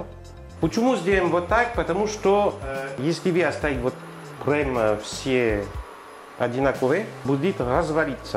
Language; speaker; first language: Russian; non-native, learner; French